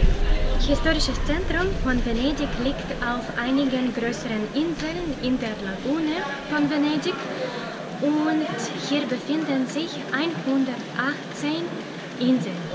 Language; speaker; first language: German; non-native, fluent; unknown